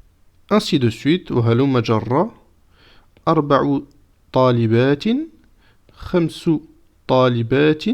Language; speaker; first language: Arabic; non-native, fluent; French